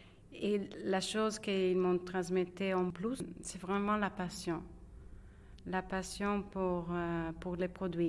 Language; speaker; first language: French; non-native, fluent; Italian